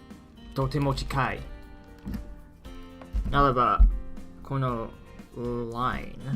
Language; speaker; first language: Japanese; non-native, learner; English